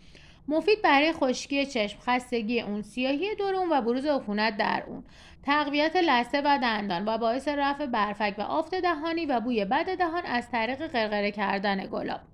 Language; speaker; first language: Persian; native; Persian